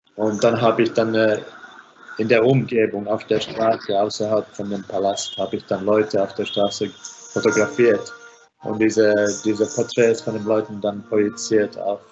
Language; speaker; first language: German; non-native, fluent; Finnish